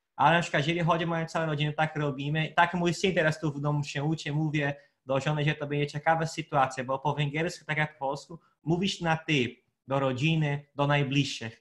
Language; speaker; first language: Polish; non-native, fluent; Portuguese